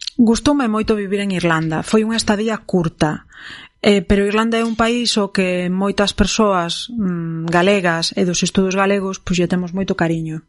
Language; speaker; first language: Galician; non-native, local second language; Spanish